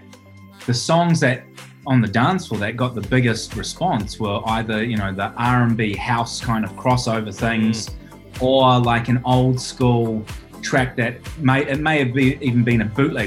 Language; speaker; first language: English; native; English